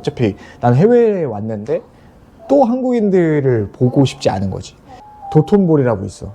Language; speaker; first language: Korean; native; Korean